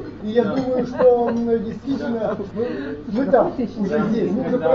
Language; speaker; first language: Russian; native; Russian